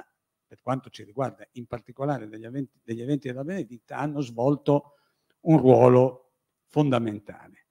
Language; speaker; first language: Italian; native; Italian